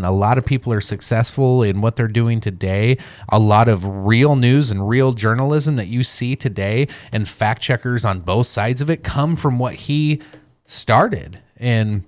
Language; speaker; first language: English; native; English